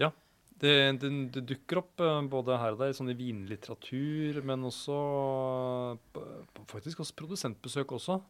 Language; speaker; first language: Norwegian; native; Norwegian